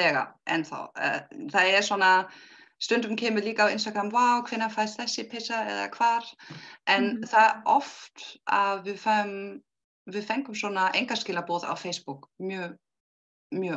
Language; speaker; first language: Icelandic; non-native, learner; German